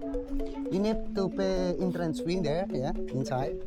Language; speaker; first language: English; non-native, learner; Indonesian